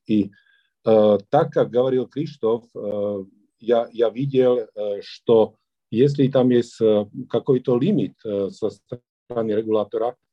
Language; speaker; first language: Russian; non-native, fluent; Slovak